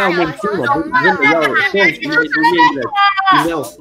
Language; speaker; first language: Chinese; non-native, learner; Russian